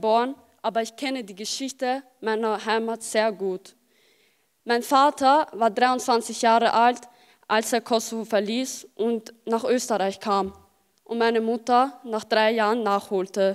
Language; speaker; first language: German; early bilingual, other home language; Albanian